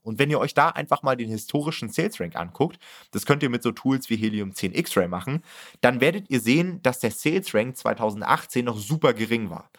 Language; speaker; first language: German; native; German